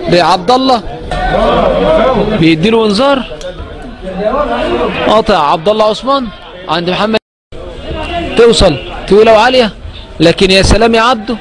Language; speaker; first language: Arabic; native; Arabic